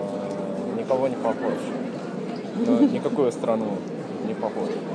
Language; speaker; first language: Russian; non-native, learner; Japanese